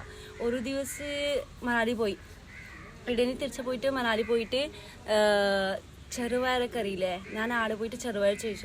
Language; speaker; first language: Malayalam; non-native, local second language; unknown